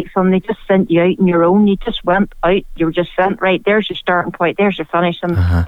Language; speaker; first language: English; native; English